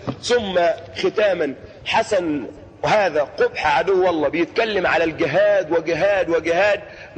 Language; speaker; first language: Arabic; native; Arabic